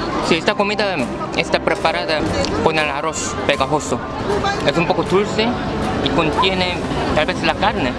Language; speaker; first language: Spanish; non-native, fluent; Korean